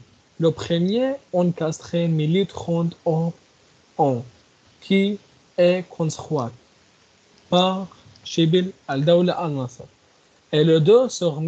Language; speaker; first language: French; non-native, learner; Arabic